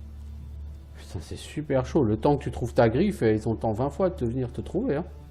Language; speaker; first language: French; native; French